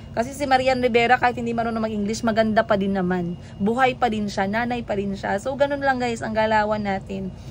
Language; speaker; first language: Filipino; native; Filipino